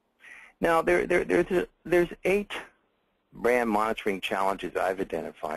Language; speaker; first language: English; native; English